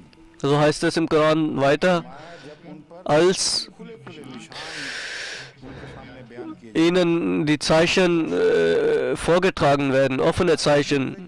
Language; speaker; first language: German; non-native, fluent; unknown